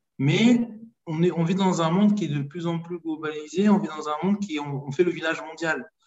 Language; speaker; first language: French; early bilingual, other home language; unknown